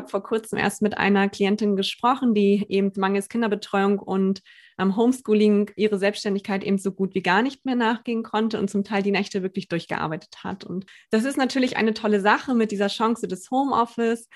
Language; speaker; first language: German; native; German